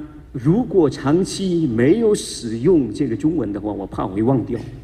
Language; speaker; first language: Chinese; non-native, fluent; Madurese